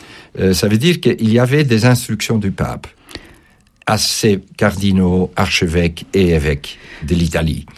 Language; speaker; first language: French; non-native, fluent; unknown